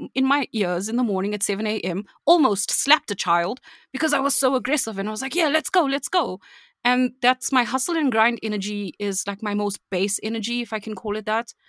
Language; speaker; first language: English; native; English